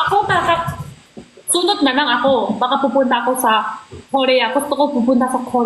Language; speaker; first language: Filipino; non-native, learner; Korean